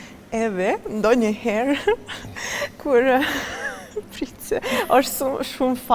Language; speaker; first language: Albanian; non-native, learner; Romanian